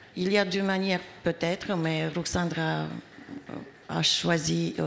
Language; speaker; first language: French; non-native, fluent; Romanian